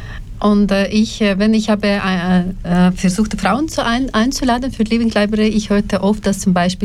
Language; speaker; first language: German; non-native, learner; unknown